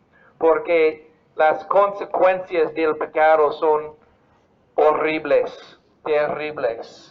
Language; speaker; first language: Spanish; non-native, fluent; English